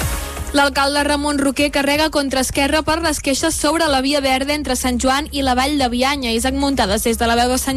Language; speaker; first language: Catalan; native; Catalan